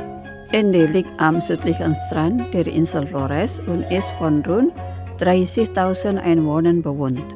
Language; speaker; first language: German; non-native, fluent; Indonesian